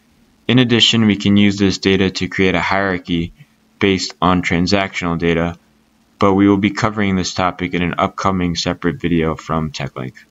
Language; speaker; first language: English; native; English